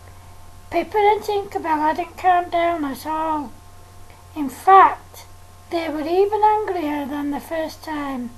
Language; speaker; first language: English; native; English